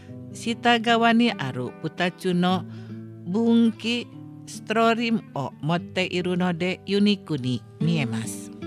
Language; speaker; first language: Japanese; non-native, fluent; Indonesian